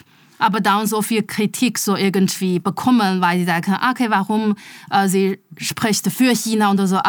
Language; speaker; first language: German; non-native, fluent; Chinese